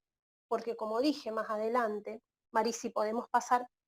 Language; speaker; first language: Spanish; native; Spanish